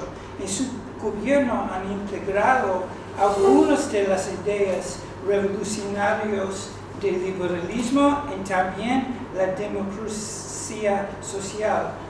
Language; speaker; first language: Spanish; non-native, fluent; English